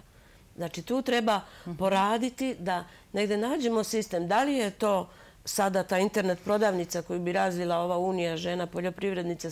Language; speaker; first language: Serbian; native; Serbian